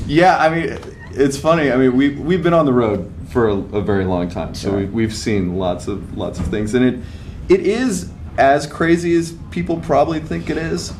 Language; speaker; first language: English; native; English